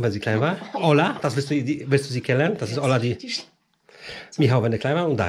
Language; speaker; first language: German; non-native, fluent; Polish